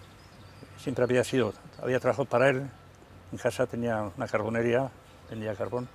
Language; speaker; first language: Spanish; native; Spanish